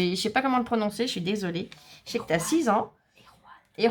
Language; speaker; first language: French; native; French